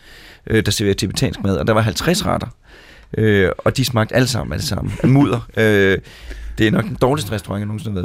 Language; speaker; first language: Danish; native; Danish